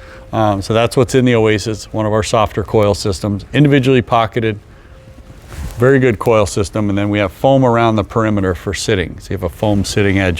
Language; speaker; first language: English; native; English